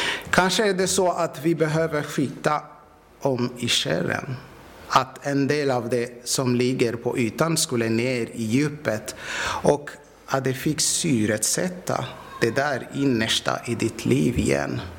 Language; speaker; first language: Swedish; non-native, fluent; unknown